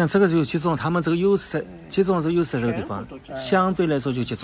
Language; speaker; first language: Chinese; native; Chinese